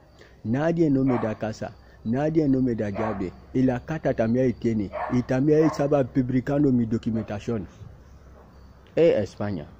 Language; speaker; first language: Spanish; non-native, learner; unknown